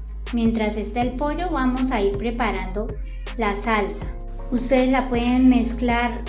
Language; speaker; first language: Spanish; native; Spanish